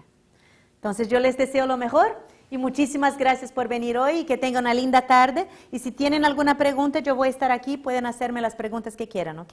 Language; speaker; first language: Spanish; non-native, fluent; Portuguese